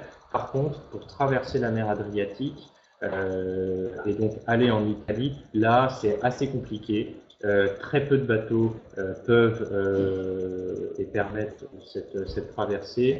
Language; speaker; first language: French; native; French